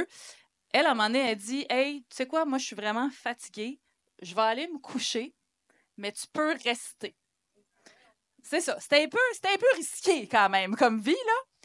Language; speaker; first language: French; native; French